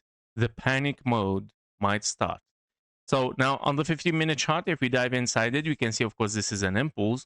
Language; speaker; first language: English; non-native, fluent; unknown